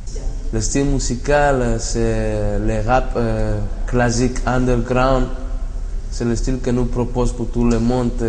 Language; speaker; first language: French; non-native, learner; Spanish